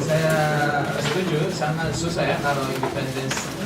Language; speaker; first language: Indonesian; non-native, fluent; Japanese